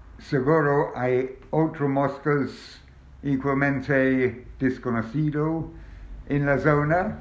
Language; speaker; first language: Spanish; non-native, learner; English